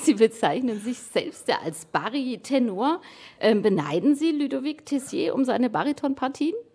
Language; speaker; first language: German; native; German